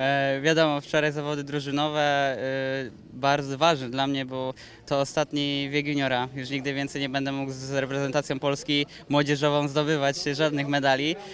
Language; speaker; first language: Polish; native; Polish